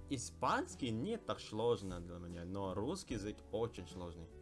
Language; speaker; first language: Russian; non-native, learner; Indonesian